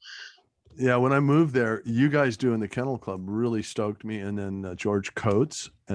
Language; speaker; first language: English; native; English